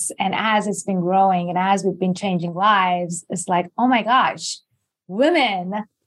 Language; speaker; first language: English; non-native, fluent; Persian